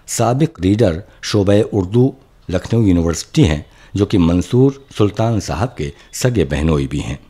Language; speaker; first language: Urdu; native; Urdu